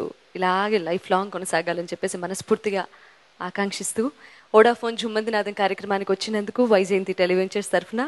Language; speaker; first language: Telugu; native; Telugu